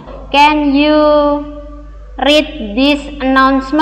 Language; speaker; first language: English; non-native, learner; Indonesian